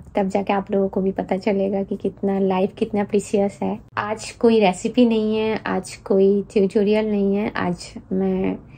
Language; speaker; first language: Hindi; non-native, local second language; Bangla